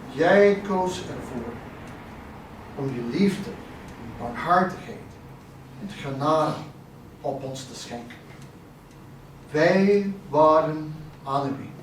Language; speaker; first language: Dutch; non-native, fluent; English